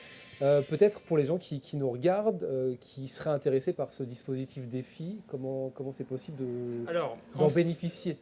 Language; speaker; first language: French; native; French